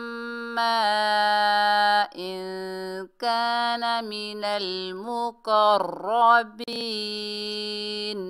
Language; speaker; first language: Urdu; native; Urdu